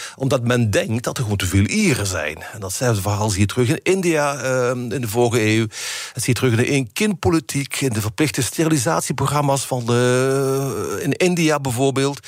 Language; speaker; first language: Dutch; native; Dutch